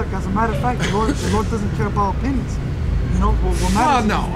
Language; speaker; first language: English; native; English